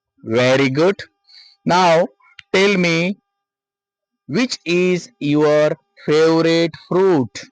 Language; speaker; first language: English; non-native, local second language; Marathi